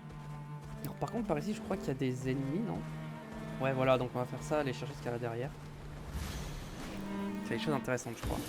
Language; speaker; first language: French; native; French